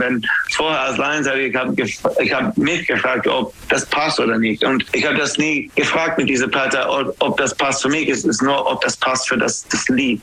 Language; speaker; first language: German; non-native, learner; English